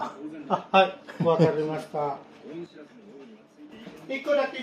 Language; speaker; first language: Japanese; non-native, learner; Filipino